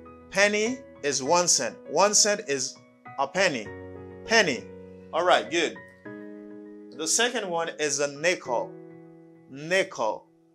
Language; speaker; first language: English; non-native, learner; Haitian Creole